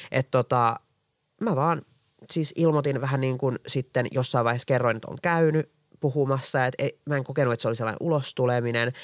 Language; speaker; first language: Finnish; native; Finnish